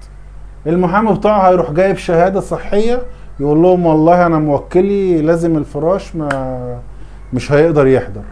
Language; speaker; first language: Arabic; native; Arabic